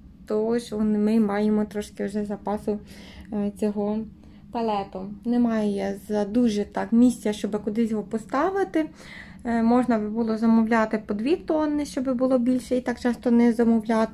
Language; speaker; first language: Ukrainian; native; Ukrainian